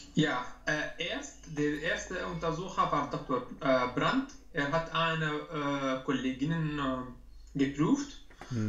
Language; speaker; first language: German; non-native, learner; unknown